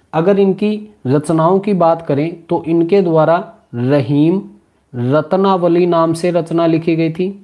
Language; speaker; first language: Hindi; native; Hindi